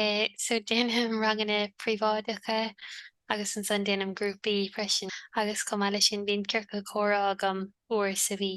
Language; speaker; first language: Irish; native; Irish